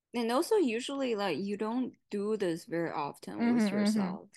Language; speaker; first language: English; non-native, fluent; Chinese